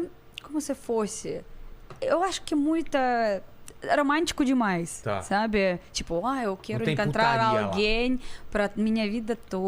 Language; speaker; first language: Portuguese; non-native, fluent; Russian